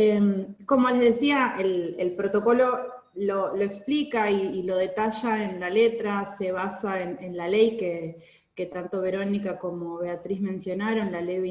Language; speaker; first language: Spanish; native; Spanish